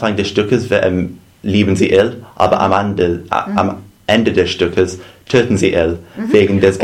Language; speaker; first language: German; non-native, fluent; English